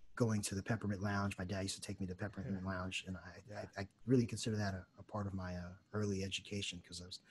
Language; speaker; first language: English; native; English